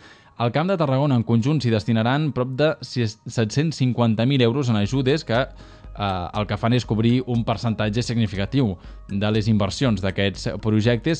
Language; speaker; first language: Catalan; native; Catalan